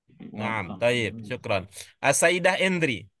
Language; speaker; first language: Arabic; non-native, learner; Indonesian